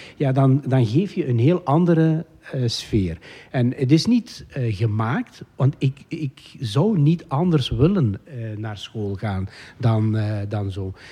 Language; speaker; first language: Dutch; native; Dutch